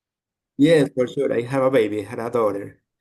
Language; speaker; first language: English; non-native, fluent; Spanish